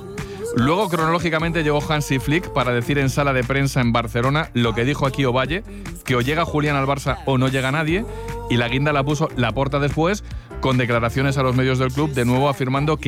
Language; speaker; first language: Spanish; native; Spanish